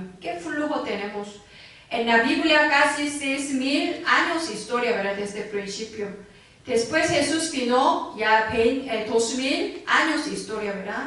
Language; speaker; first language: Spanish; non-native, learner; Korean